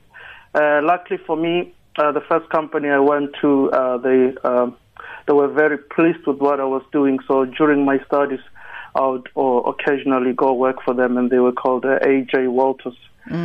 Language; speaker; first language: English; non-native, local second language; Tsonga